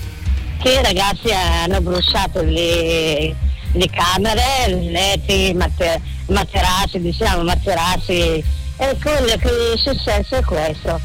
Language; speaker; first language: Italian; non-native, learner; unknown